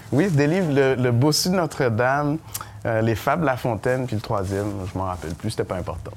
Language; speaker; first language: French; early bilingual, other home language; Haitian Creole